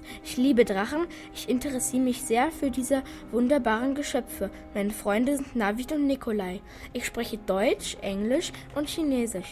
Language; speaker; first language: German; native; German